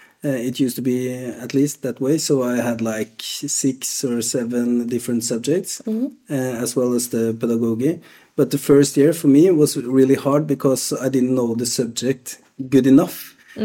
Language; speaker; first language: English; non-native, fluent; Norwegian